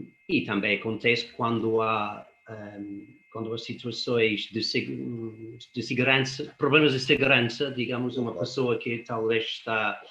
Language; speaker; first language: Portuguese; non-native, fluent; English